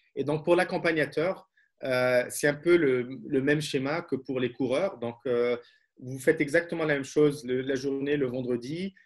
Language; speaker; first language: French; non-native, local second language; Arabic